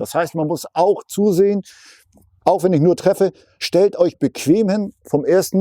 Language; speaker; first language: German; native; German